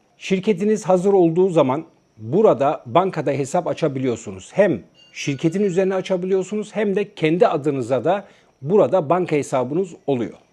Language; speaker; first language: Turkish; native; Turkish